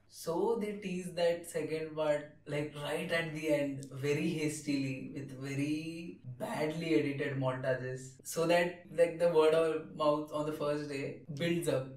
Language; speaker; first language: English; non-native, local second language; Telugu